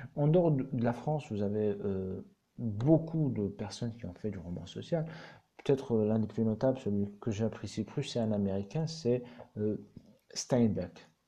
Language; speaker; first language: French; non-native, local second language; Arabic